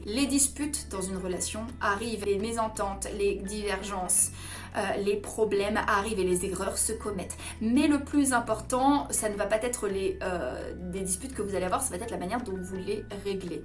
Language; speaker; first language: French; native; French